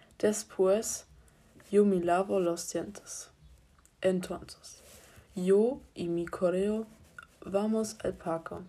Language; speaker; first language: Spanish; non-native, learner; German